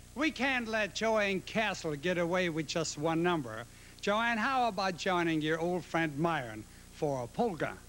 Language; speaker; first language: English; native; English